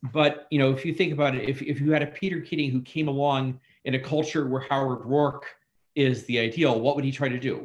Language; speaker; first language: English; native; English